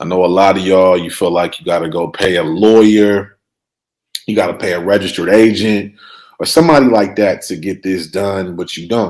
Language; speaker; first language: English; native; English